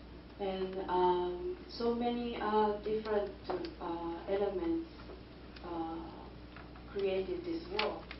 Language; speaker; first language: English; non-native, fluent; Japanese